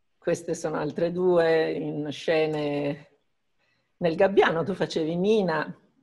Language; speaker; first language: Italian; native; Italian